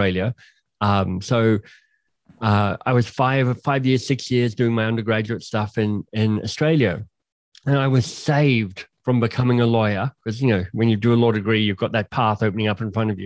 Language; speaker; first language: English; native; English